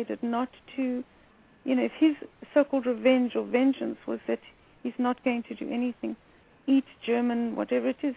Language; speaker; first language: English; native; English